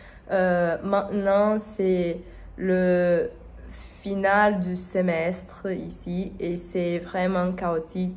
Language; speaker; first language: French; non-native, learner; Portuguese